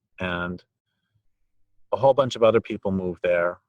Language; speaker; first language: English; native; English